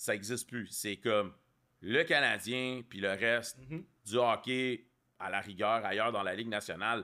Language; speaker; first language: French; native; French